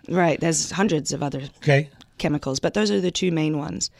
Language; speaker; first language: English; native; English